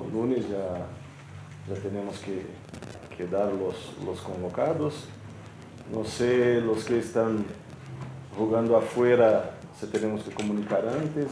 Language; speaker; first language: Spanish; non-native, fluent; Portuguese